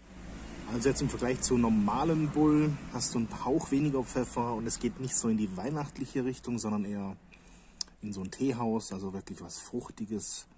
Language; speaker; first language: German; native; German